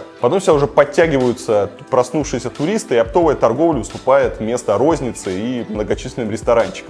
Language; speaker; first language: Russian; native; Russian